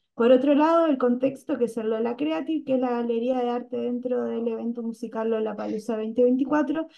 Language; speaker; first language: Spanish; native; Spanish